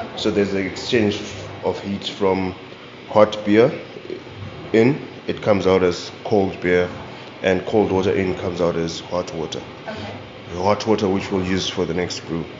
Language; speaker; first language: English; non-native, local second language; Shona